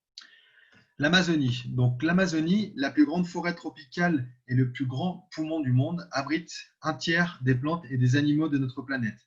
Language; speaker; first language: French; native; French